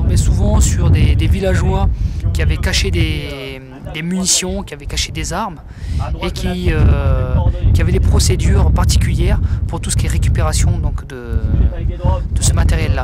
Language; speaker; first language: French; native; French